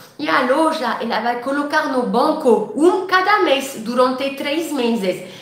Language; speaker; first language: Portuguese; non-native, fluent; French